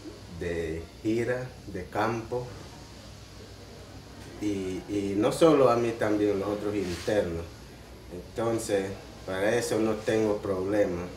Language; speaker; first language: Spanish; non-native, local second language; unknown